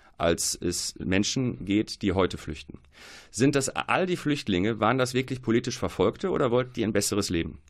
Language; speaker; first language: German; early bilingual, other home language; Arabic